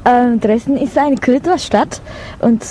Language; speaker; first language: German; non-native, fluent; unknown